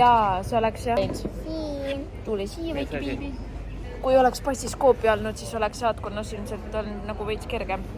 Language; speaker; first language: Estonian; native; Estonian